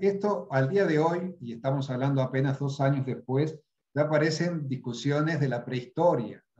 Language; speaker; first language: Spanish; native; Spanish